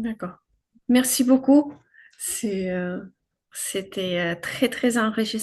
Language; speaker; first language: French; non-native, fluent; Ukrainian